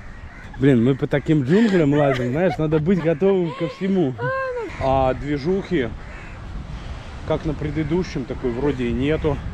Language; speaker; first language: Russian; native; Russian